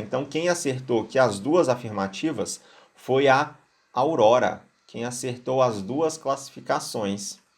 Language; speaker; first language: Portuguese; native; Portuguese